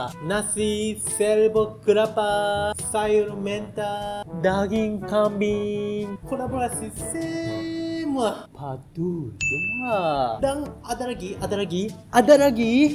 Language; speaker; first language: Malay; non-native, learner; Japanese